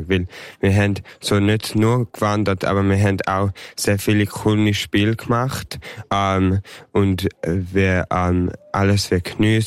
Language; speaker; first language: German; early bilingual, heritage; English